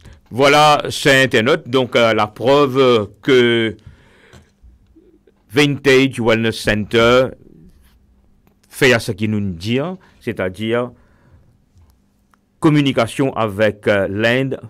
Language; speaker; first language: French; non-native, local second language; Morisyen